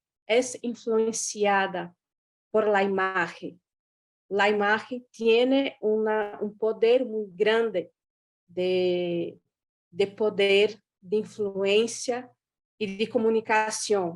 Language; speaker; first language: Spanish; non-native, fluent; Guarani